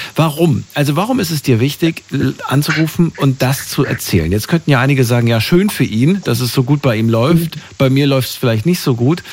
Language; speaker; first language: German; native; German